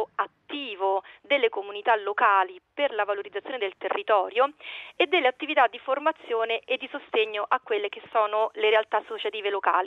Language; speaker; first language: Italian; native; Italian